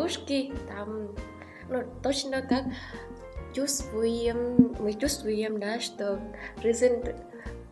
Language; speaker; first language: Russian; non-native, learner; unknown